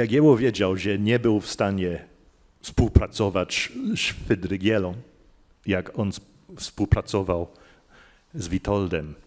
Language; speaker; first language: Polish; non-native, fluent; English